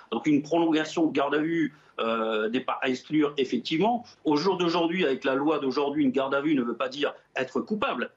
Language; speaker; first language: French; native; French